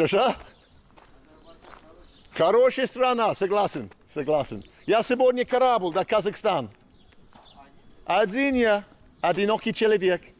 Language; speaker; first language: Russian; non-native, learner; English